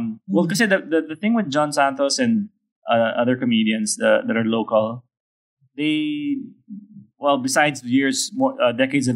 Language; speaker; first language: English; non-native, local second language; Filipino